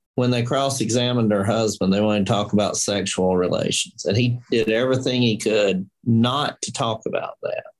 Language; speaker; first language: English; native; English